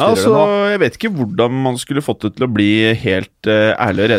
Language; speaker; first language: Norwegian; native; Norwegian